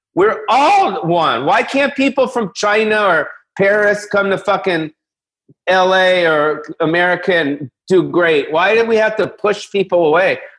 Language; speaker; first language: English; native; English